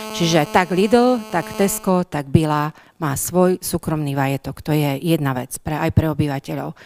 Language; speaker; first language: Slovak; native; Slovak